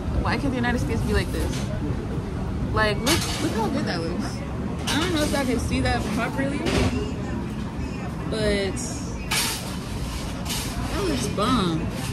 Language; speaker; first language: English; native; English